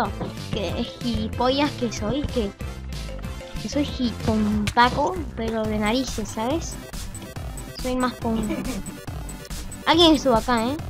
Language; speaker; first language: Spanish; native; Spanish